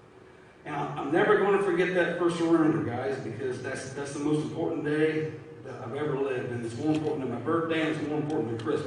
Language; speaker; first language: English; native; English